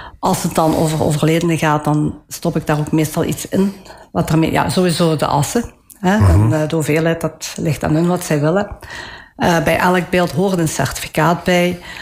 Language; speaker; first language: Dutch; early bilingual, other home language; Italian